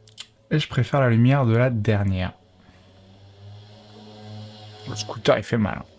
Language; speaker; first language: French; native; French